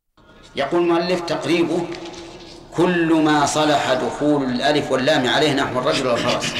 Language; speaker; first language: Arabic; native; Arabic